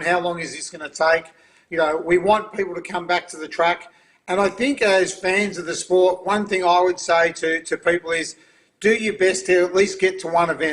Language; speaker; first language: English; native; English